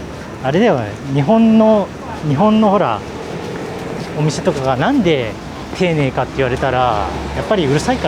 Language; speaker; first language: Japanese; native; Japanese